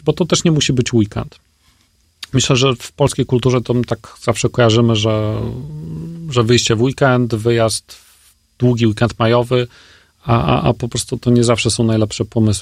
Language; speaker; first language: Polish; native; Polish